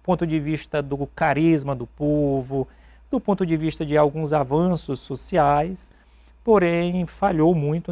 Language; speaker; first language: Portuguese; native; Portuguese